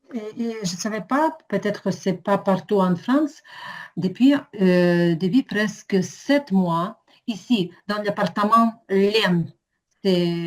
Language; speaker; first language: French; non-native, learner; Ukrainian